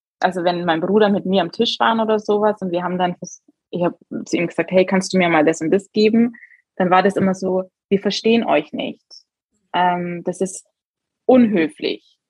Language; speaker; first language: German; native; German